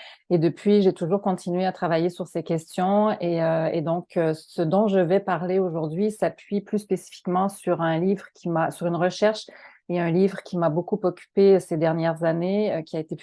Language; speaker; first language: French; native; French